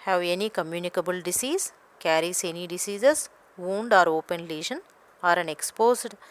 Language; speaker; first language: English; non-native, local second language; Telugu